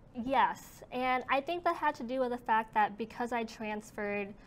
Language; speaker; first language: English; native; English